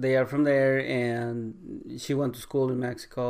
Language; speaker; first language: English; non-native, fluent; Spanish